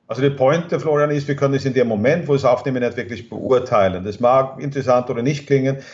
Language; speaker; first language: German; non-native, fluent; Swedish